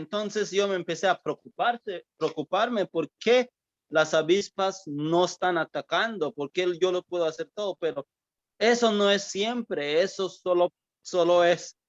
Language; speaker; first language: Spanish; early bilingual, heritage; English